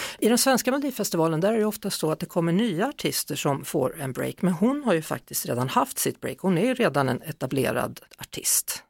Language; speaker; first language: Swedish; native; Swedish